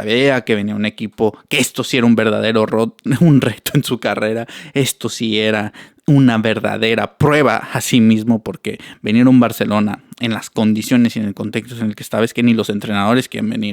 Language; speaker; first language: Spanish; native; Spanish